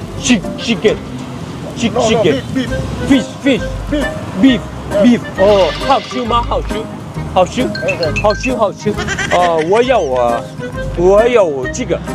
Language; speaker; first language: Chinese; non-native, learner; Thai